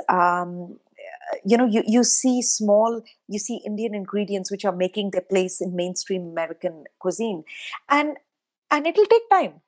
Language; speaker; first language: English; non-native, local second language; Hindi